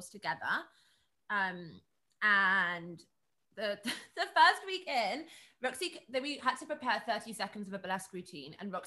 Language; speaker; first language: English; native; English